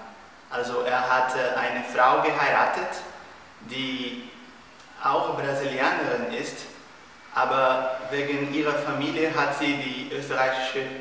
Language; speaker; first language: German; non-native, learner; Portuguese